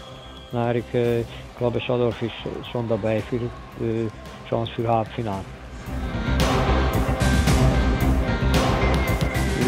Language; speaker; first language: German; non-native, learner; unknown